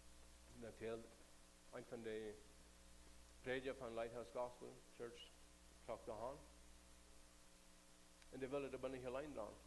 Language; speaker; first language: German; non-native, learner; Plautdietsch